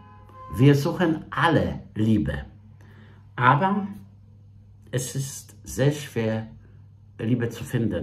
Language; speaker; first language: German; non-native, fluent; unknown